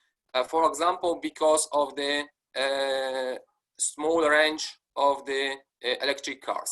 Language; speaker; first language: English; non-native, fluent; Polish